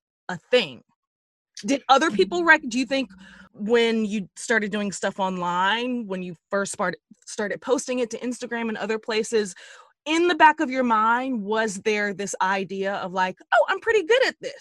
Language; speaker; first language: English; native; English